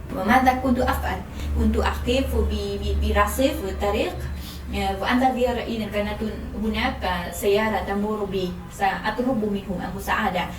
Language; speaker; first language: Arabic; non-native, fluent; Vietnamese